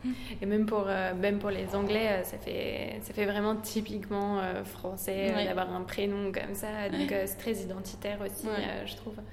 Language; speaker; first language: French; native; French